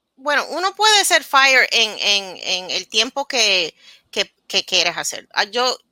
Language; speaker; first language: Spanish; early bilingual, heritage; Spanish